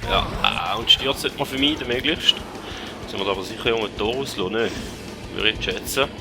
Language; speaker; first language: German; native; German